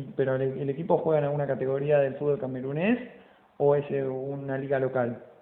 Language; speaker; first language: Spanish; native; Spanish